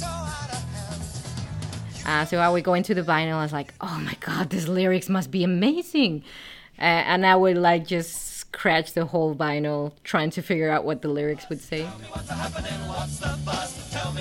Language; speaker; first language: English; non-native, fluent; Spanish